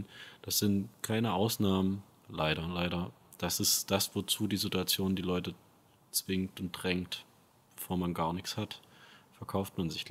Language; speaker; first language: German; native; German